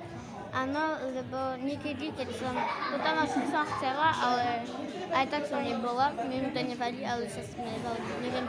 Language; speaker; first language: Slovak; early bilingual, heritage; Slovak